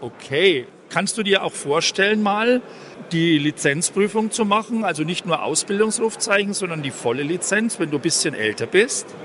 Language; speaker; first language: German; native; German